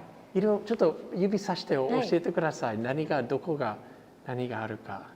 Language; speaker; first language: Japanese; non-native, learner; English